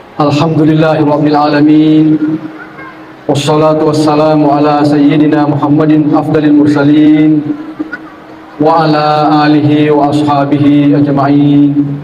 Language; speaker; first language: Malay; non-native, local second language; Buginese